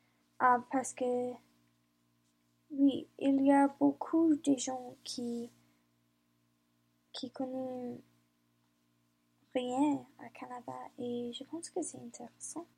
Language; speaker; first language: French; non-native, learner; English